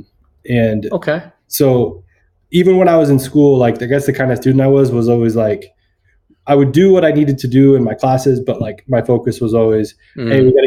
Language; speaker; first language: English; native; English